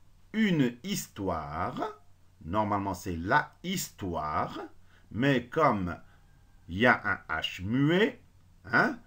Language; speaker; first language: French; non-native, local second language; Arabic